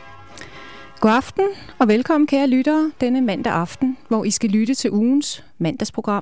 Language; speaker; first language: Danish; native; Danish